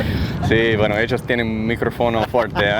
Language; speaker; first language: Spanish; non-native, learner; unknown